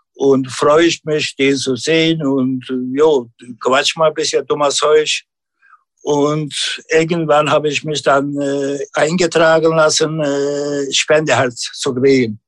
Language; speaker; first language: German; non-native, learner; Turkish